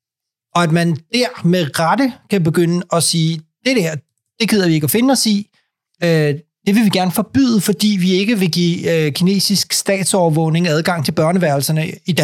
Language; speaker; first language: Danish; native; Danish